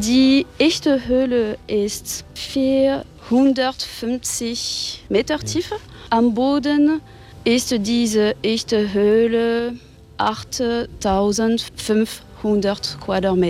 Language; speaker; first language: German; non-native, fluent; French